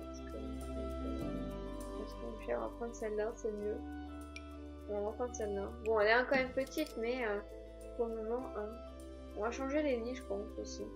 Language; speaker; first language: French; native; French